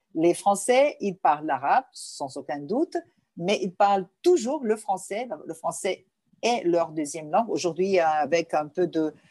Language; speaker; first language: French; non-native, fluent; Portuguese